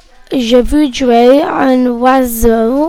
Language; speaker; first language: French; non-native, learner; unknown